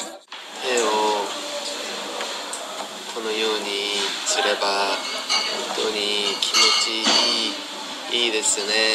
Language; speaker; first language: Japanese; non-native, fluent; Korean